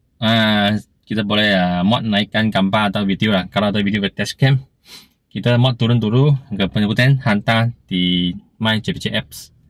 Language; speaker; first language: Malay; non-native, local second language; Chinese